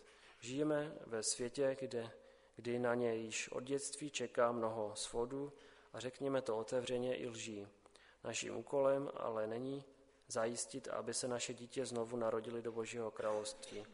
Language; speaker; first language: Czech; native; Czech